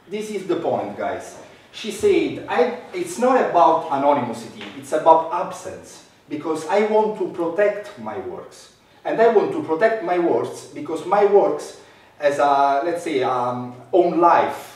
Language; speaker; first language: English; non-native, fluent; Italian